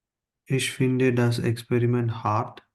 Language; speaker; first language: German; non-native, learner; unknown